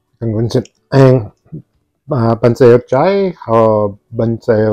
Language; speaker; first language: Vietnamese; non-native, learner; Italian